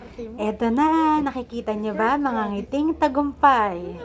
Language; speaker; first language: Filipino; native; Filipino